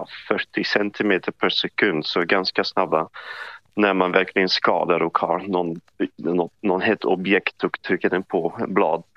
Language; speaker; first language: Swedish; non-native, fluent; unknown